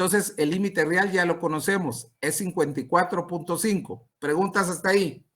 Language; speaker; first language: Spanish; native; Spanish